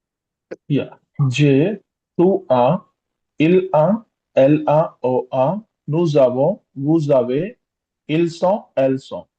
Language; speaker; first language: French; non-native, learner; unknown